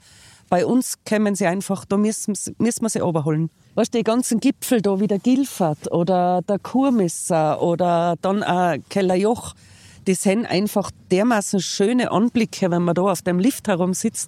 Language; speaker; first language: German; native; German